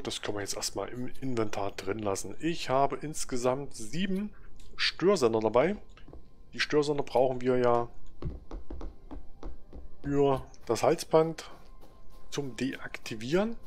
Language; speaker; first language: German; native; German